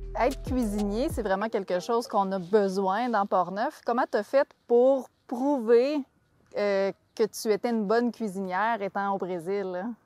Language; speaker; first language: French; native; French